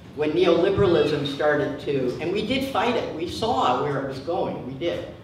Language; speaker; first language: English; native; English